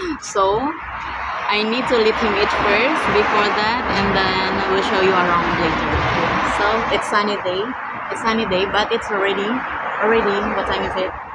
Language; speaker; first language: English; non-native, learner; Filipino